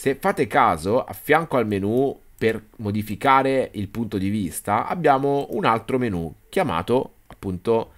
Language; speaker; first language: Italian; native; Italian